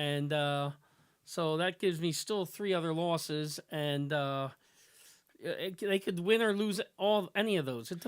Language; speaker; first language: English; native; English